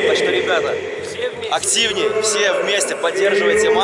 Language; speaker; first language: Russian; native; Russian